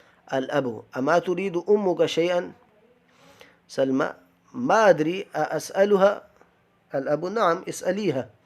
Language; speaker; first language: Arabic; non-native, fluent; Urdu